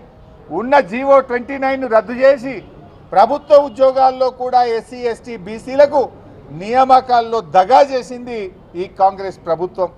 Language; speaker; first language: Telugu; native; Telugu